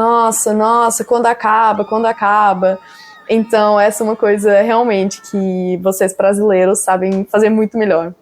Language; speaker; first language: Portuguese; non-native, fluent; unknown